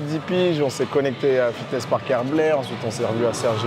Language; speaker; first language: French; native; French